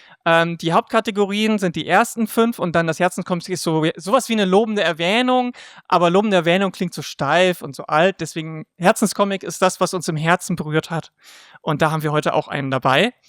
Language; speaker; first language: German; native; German